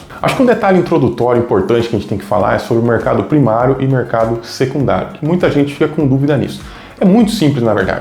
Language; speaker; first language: Portuguese; native; Portuguese